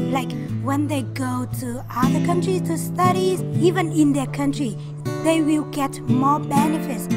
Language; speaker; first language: English; non-native, learner; Vietnamese